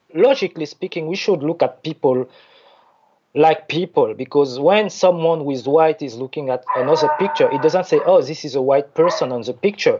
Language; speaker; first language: English; non-native, fluent; French